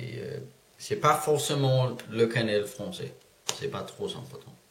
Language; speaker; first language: French; non-native, learner; Danish